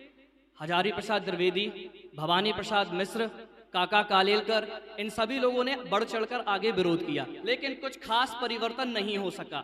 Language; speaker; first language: Hindi; native; Hindi